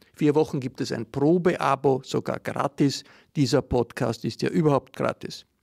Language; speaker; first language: German; native; German